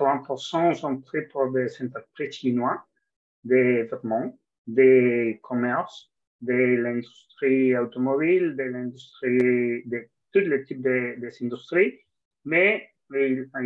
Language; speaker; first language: French; non-native, fluent; Spanish